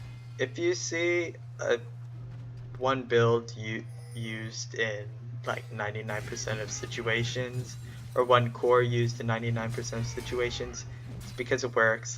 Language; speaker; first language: English; native; English